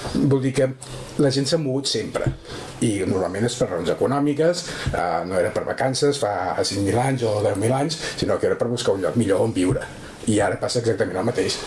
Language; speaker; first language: Catalan; native; Catalan